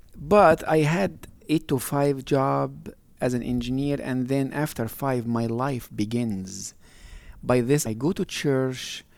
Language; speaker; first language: English; non-native, fluent; Arabic